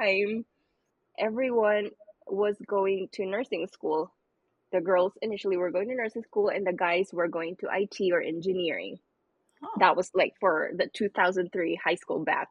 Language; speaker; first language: English; non-native, local second language; Filipino